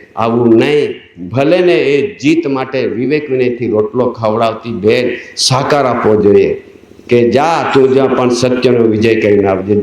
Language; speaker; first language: Gujarati; non-native, local second language; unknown